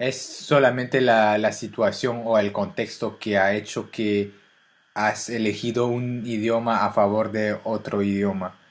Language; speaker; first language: Spanish; non-native, fluent; French